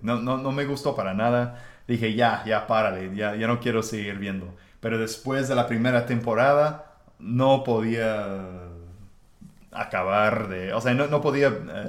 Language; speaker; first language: Spanish; non-native, fluent; English